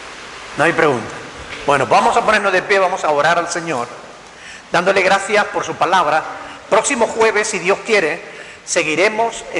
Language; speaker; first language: Spanish; native; Spanish